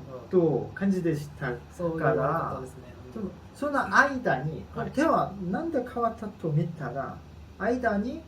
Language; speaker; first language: Japanese; non-native, learner; Korean